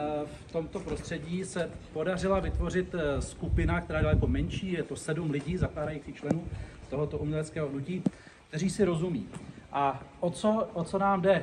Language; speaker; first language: Czech; native; Czech